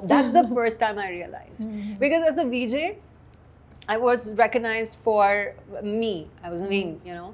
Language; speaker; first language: English; non-native, local second language; Hindi